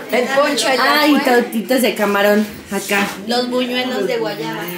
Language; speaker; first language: Spanish; non-native, fluent; English